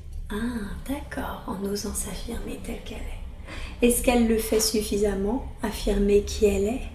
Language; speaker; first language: French; native; French